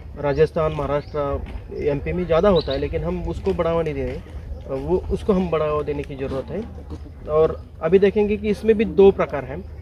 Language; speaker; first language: Hindi; non-native, local second language; Marathi